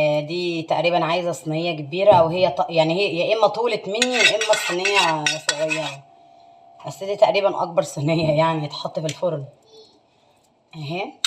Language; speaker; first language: Arabic; native; Arabic